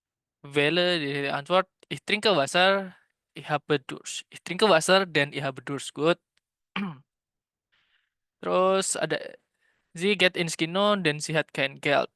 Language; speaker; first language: German; non-native, fluent; Indonesian